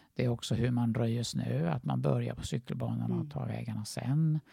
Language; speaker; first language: Swedish; native; Swedish